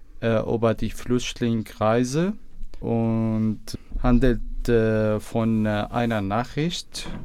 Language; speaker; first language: German; non-native, learner; Arabic